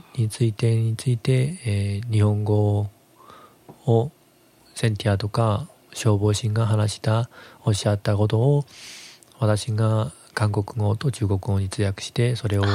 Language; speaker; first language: Japanese; non-native, fluent; Korean